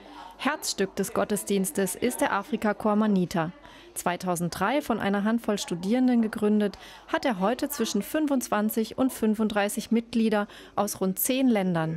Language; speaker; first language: German; native; German